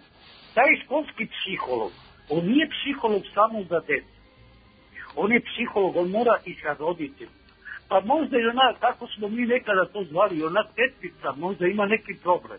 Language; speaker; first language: Serbian; native; Serbian